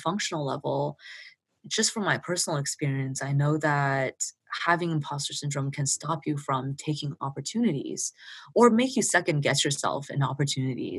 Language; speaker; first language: English; early bilingual, other home language; Chinese